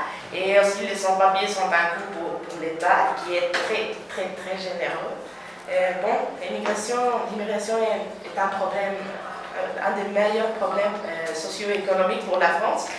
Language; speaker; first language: French; non-native, learner; Spanish